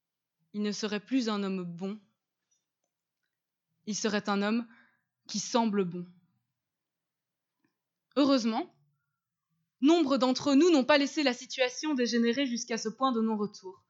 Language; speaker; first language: French; native; French